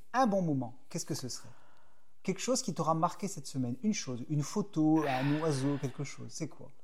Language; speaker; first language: French; native; French